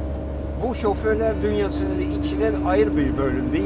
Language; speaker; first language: Turkish; non-native, fluent; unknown